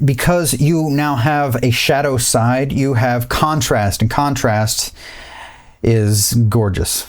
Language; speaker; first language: English; native; English